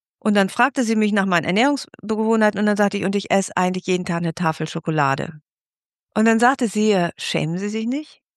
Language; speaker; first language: German; native; German